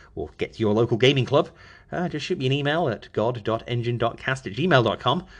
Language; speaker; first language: English; native; English